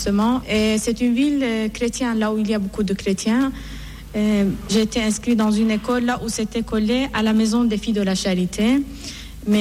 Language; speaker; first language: French; non-native, fluent; Persian